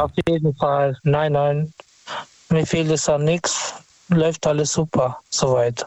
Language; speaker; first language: German; non-native, fluent; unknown